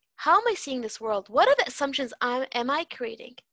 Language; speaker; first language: English; native; English